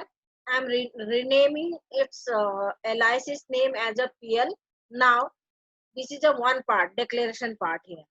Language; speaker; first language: English; non-native, local second language; Hindi